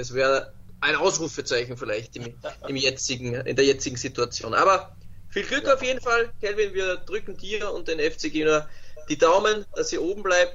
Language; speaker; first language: German; native; German